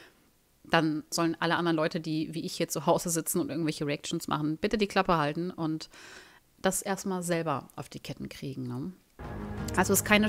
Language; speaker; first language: German; native; German